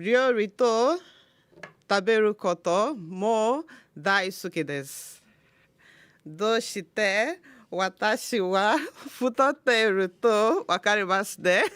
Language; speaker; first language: Japanese; non-native, learner; Igbo